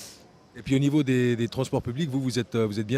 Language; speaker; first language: French; native; French